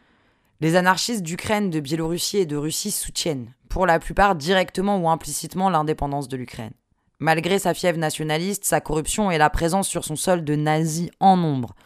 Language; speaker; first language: French; native; French